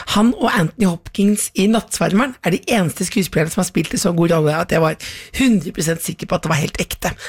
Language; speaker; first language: Norwegian; native; Norwegian